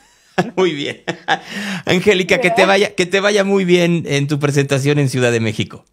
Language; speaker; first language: Spanish; native; Spanish